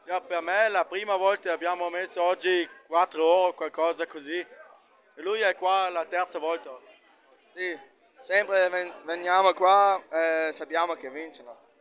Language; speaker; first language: Italian; non-native, local second language; German